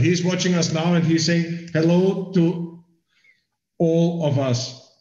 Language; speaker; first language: English; non-native, fluent; German